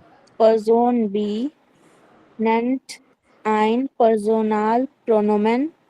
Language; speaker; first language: German; non-native, learner; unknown